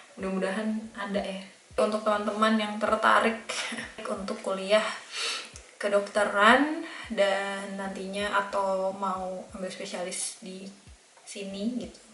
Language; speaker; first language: Indonesian; native; Indonesian